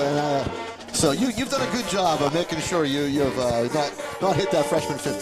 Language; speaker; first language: English; native; English